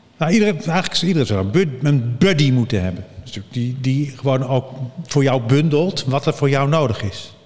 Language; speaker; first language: Dutch; native; Dutch